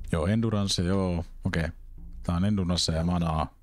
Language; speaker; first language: Finnish; native; Finnish